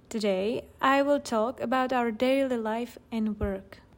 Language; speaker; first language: English; non-native, fluent; Czech